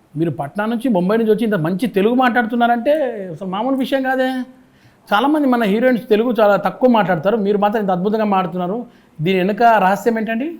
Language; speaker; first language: Telugu; native; Telugu